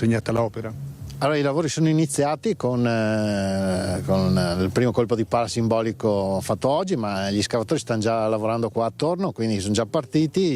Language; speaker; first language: Italian; native; Italian